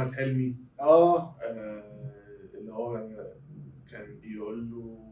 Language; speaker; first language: Arabic; native; Arabic